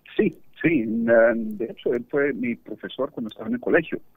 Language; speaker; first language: Spanish; early bilingual, heritage; Spanish